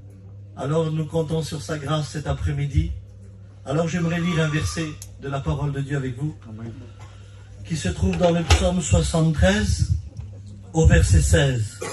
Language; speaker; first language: French; native; French